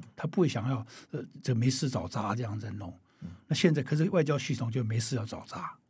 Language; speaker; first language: Chinese; native; Chinese